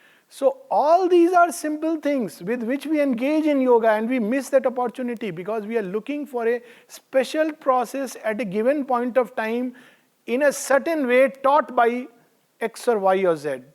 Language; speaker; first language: English; non-native, local second language; Hindi